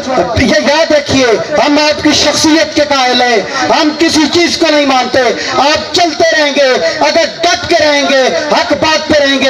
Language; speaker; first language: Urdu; non-native, local second language; Punjabi